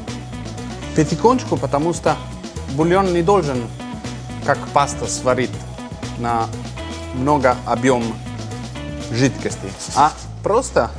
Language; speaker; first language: Russian; non-native, fluent; Italian